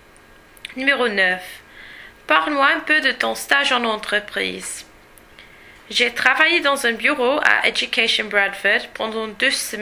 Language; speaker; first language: French; non-native, learner; English